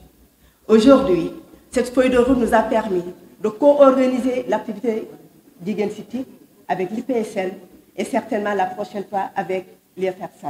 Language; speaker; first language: French; non-native, local second language; Wolof